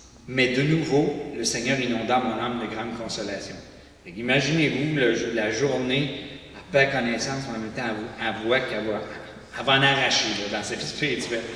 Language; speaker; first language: French; native; French